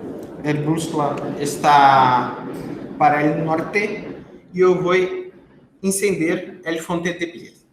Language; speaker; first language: Spanish; non-native, fluent; Portuguese